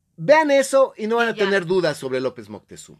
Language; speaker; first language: Spanish; native; Spanish